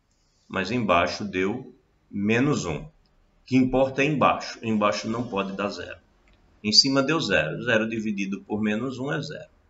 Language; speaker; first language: Portuguese; native; Portuguese